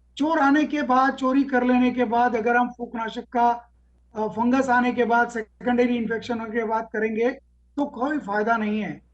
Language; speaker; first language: Hindi; non-native, local second language; Marathi